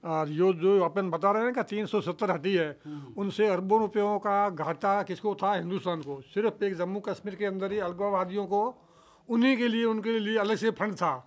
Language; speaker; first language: Hindi; native; Hindi